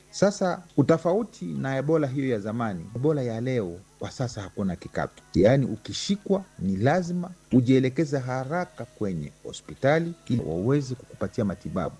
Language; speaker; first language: Swahili; non-native, local second language; Nande